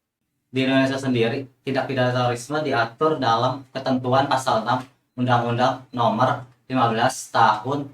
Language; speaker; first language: Indonesian; native; Indonesian